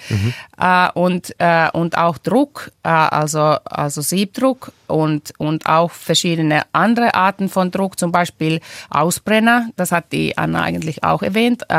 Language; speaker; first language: German; non-native, fluent; Finnish